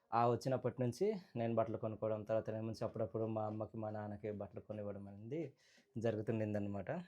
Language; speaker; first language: Telugu; non-native, local second language; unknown